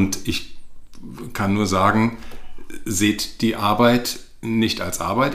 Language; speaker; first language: German; native; German